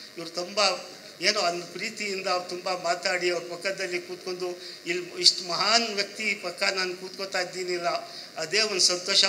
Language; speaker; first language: Kannada; non-native, local second language; Urdu